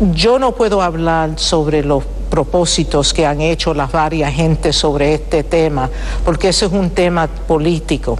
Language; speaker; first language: Spanish; early bilingual, heritage; Spanish